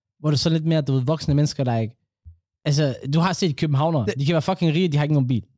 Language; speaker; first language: Danish; early bilingual, other home language; Somali